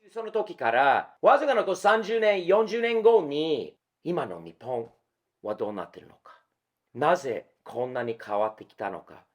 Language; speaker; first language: Japanese; non-native, fluent; English